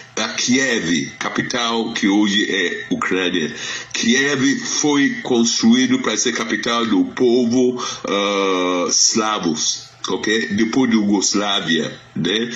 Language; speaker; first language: Portuguese; non-native, fluent; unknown